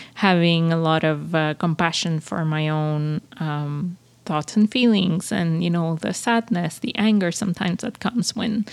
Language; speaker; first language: English; non-native, fluent; Spanish